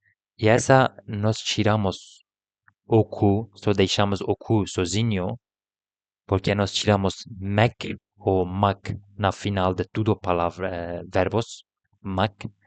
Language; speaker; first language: Portuguese; non-native, learner; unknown